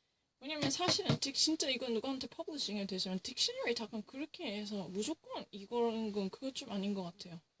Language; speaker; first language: Korean; early bilingual, heritage; English